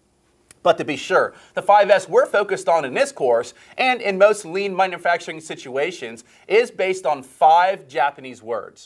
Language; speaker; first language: English; native; English